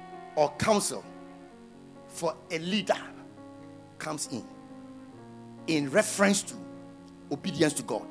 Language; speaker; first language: English; non-native, local second language; Ewe